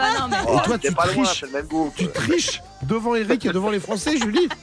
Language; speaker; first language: French; native; French